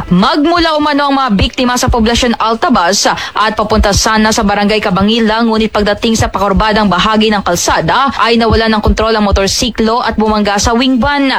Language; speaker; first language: Filipino; non-native, local second language; Aklanon